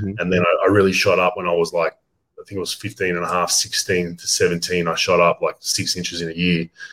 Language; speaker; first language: English; native; English